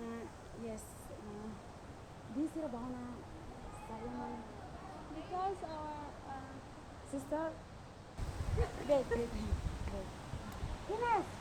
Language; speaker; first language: English; non-native, learner; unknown